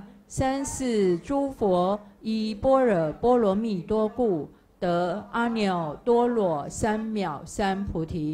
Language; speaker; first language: Chinese; native; Chinese